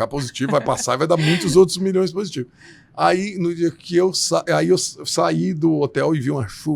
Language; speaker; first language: Portuguese; native; Portuguese